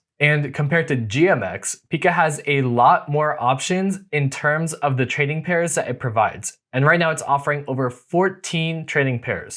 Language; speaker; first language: English; native; English